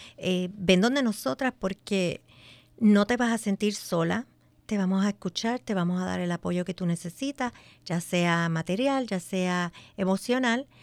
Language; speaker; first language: Spanish; native; Spanish